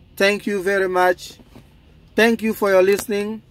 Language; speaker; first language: English; non-native, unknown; Dyula